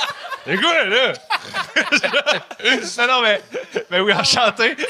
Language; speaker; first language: French; native; French